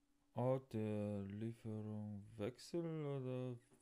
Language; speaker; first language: German; non-native, learner; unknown